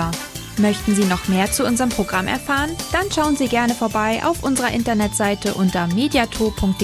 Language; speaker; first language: German; native; German